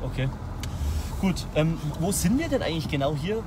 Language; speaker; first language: German; native; German